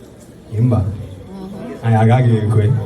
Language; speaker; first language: Igbo; early bilingual, heritage; Igbo